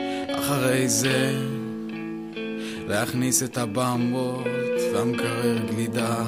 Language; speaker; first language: Hebrew; native; Hebrew